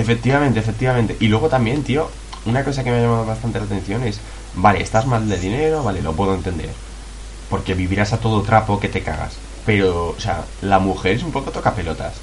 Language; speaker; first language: Spanish; native; Spanish